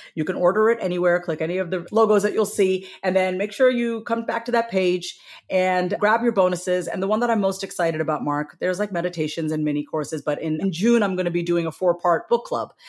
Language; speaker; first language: English; native; English